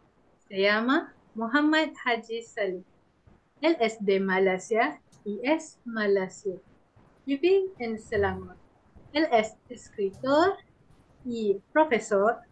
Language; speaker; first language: Spanish; non-native, learner; Malay